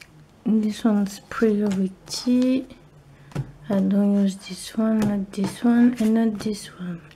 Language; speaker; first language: English; non-native, learner; French